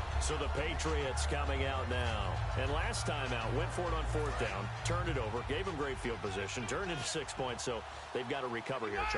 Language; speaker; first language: English; native; English